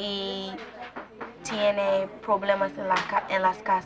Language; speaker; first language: Spanish; non-native, learner; English